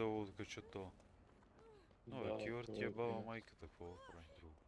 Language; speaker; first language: Bulgarian; native; Bulgarian